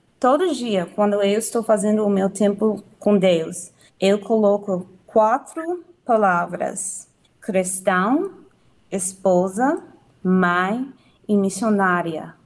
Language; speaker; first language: Portuguese; non-native, learner; English